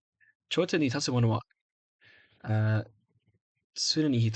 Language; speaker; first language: Japanese; non-native, learner; English